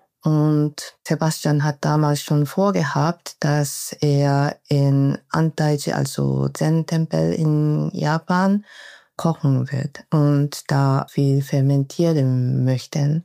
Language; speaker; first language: German; non-native, learner; Japanese